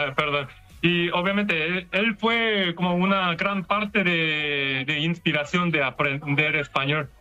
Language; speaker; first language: Spanish; non-native, learner; Korean